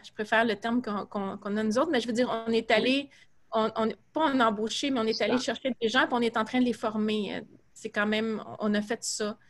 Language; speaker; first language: French; native; French